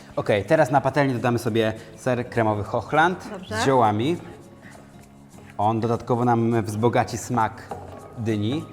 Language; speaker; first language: Polish; native; Polish